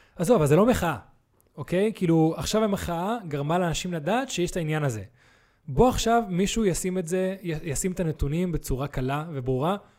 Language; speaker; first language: Hebrew; native; Hebrew